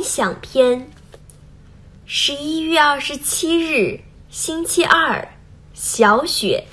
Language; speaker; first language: Chinese; non-native, learner; Vietnamese